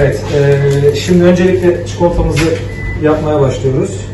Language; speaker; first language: Turkish; native; Turkish